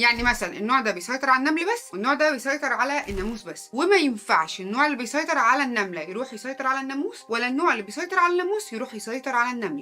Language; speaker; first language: Arabic; native; Arabic